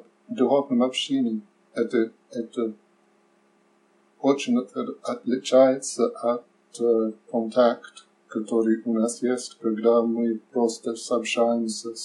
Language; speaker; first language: Russian; non-native, learner; English